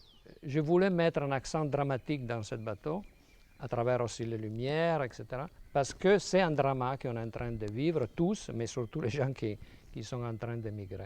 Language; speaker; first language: French; non-native, fluent; Italian